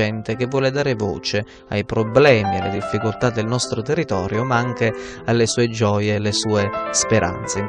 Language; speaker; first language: Italian; native; Italian